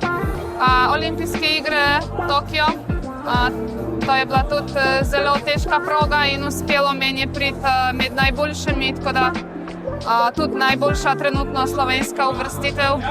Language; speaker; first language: Slovenian; non-native, fluent; Polish